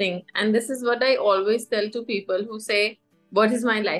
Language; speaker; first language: English; non-native, fluent; Persian